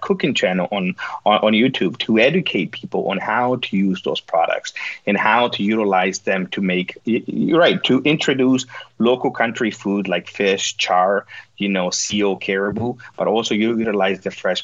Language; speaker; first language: English; non-native, fluent; Spanish